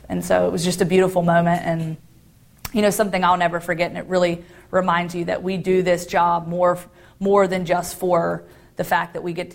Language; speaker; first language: English; native; English